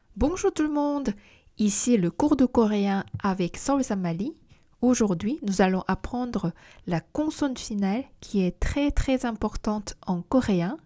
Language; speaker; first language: French; non-native, fluent; Korean